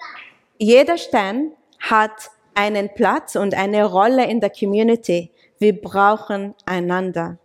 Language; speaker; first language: German; non-native, fluent; English